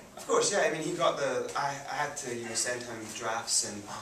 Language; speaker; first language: English; native; English